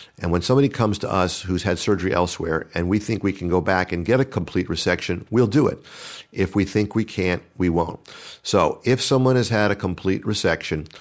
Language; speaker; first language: English; native; English